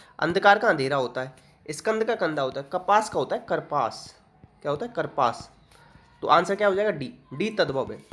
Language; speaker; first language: Hindi; native; Hindi